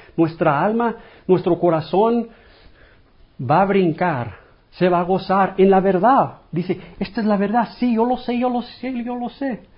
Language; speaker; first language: Spanish; non-native, fluent; English